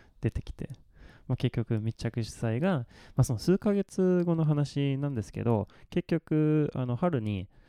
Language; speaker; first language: Japanese; non-native, fluent; Swedish